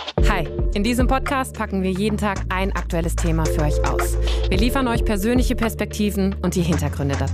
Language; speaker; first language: German; native; German